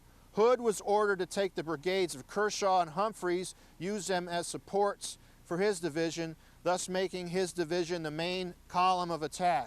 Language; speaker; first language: English; native; English